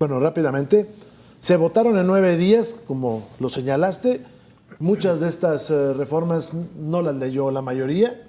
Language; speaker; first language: Spanish; native; Spanish